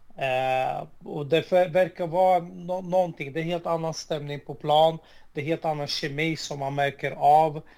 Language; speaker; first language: Swedish; early bilingual, other home language; Arabic